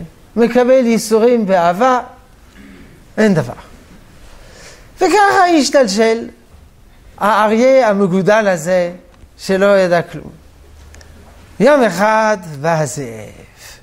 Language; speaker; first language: Hebrew; non-native, fluent; French